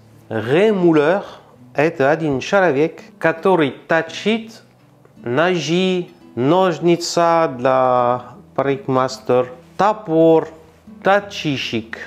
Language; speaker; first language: Russian; non-native, learner; French